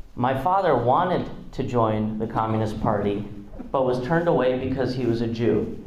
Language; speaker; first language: English; non-native, fluent; Russian